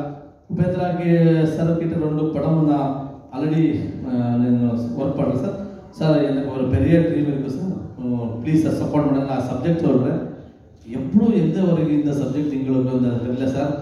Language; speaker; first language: Tamil; non-native, learner; Kannada